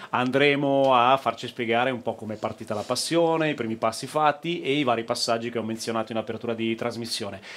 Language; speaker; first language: Italian; native; Italian